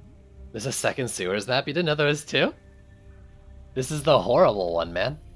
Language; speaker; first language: English; native; English